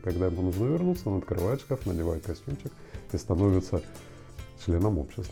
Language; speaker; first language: Russian; native; Russian